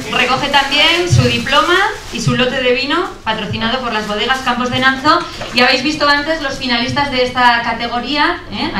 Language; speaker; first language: Spanish; native; Spanish